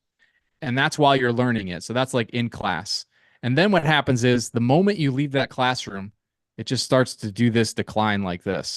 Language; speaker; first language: English; native; English